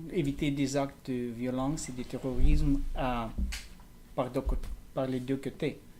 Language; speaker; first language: French; non-native, learner; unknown